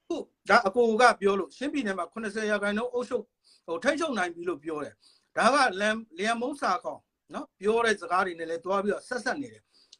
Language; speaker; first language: Burmese; non-native, local second language; Hakha Chin